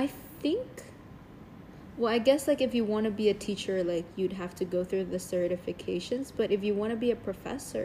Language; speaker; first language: English; non-native, fluent; Indonesian